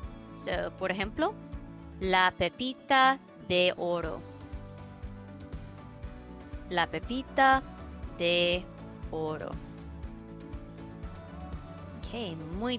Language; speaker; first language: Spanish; non-native, fluent; English